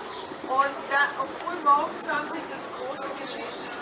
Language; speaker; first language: German; non-native, fluent; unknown